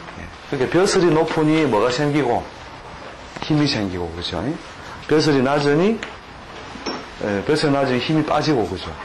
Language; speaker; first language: Korean; native; Korean